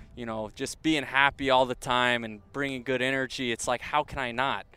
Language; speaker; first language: English; native; English